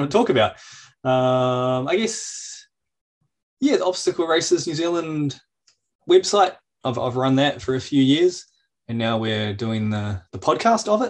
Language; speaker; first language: English; native; English